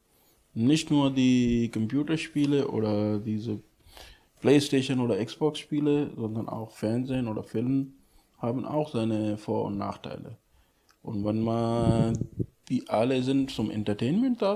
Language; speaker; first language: German; non-native, fluent; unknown